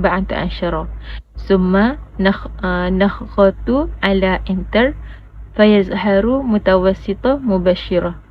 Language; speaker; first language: Arabic; non-native, learner; Malay